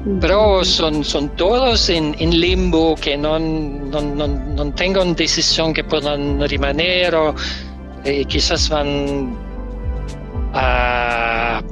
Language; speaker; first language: Spanish; non-native, learner; Danish